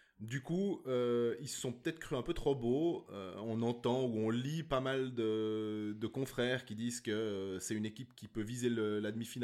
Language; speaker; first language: French; native; French